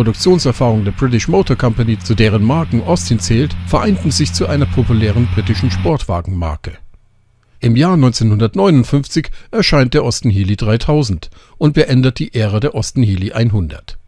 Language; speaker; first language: German; native; German